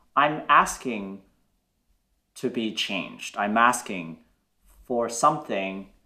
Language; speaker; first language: English; native; English